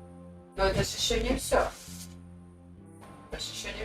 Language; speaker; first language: Russian; native; Russian